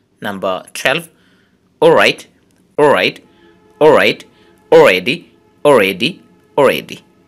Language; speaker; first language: English; non-native, local second language; Bangla